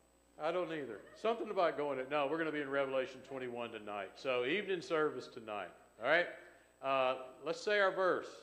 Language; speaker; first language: English; native; English